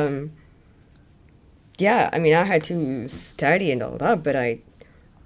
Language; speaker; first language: English; non-native, local second language; Kamba